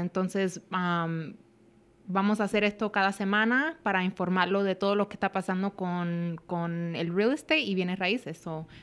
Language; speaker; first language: Spanish; early bilingual, heritage; Spanish